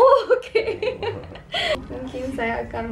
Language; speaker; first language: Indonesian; non-native, learner; English